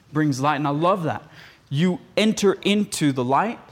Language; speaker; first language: English; early bilingual, other home language; Spanish